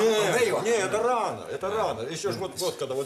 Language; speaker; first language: Russian; native; Russian